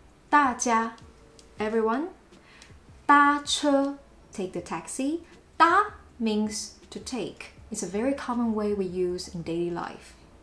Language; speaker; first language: English; non-native, fluent; Chinese